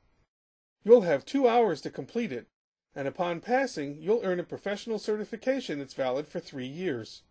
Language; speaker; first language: English; native; English